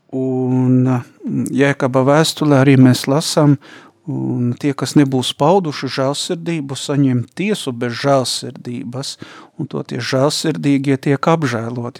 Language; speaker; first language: Latvian; native; Latvian